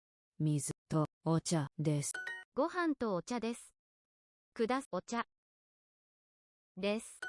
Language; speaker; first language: Japanese; non-native, learner; English